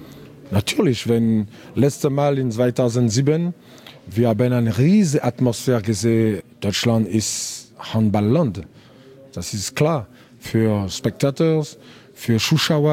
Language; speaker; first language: German; non-native, learner; French